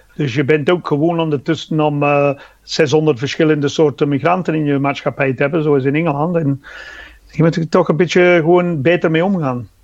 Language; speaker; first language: Dutch; non-native, fluent; English